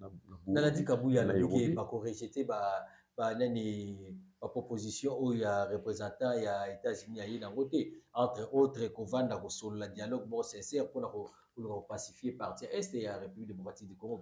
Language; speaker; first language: French; non-native, local second language; Lingala